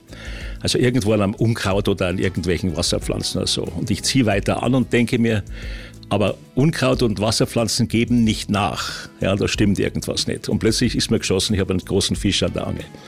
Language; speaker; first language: German; native; German